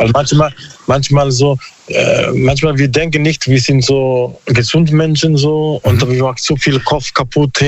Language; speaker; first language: German; non-native, learner; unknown